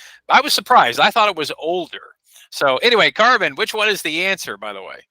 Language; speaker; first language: English; native; English